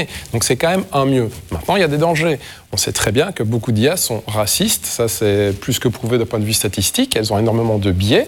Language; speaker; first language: French; native; French